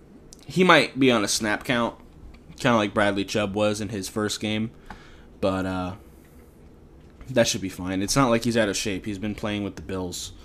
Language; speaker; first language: English; native; English